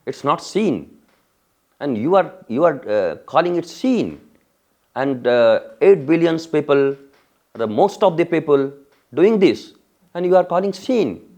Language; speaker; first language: English; non-native, local second language; Hindi